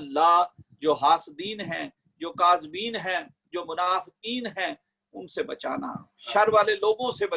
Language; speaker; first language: Urdu; native; Urdu